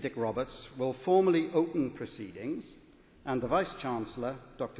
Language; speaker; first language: English; native; English